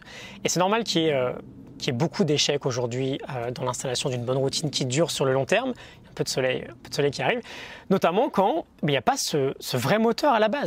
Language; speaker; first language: French; native; French